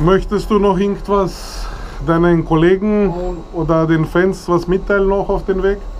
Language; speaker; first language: German; native; German